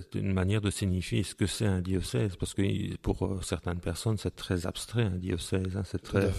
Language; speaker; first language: French; native; French